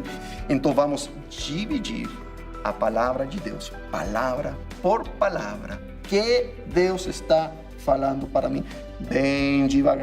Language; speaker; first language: Portuguese; non-native, fluent; English